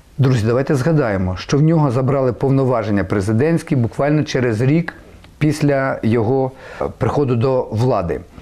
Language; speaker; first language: Ukrainian; native; Ukrainian